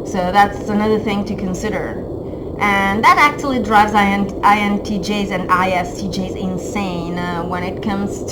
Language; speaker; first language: English; non-native, fluent; Italian